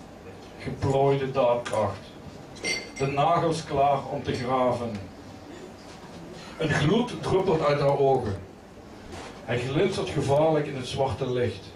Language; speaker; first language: Dutch; native; Dutch